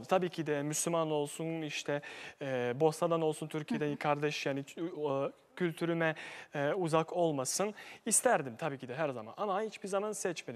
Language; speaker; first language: Turkish; non-native, fluent; Bosnian